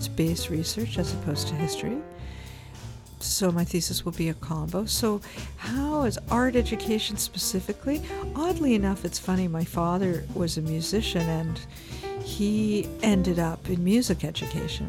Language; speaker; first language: English; native; English